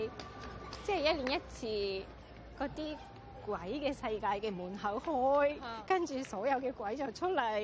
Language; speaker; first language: Cantonese; non-native, fluent; Japanese